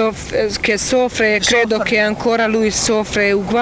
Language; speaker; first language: Italian; non-native, learner; Croatian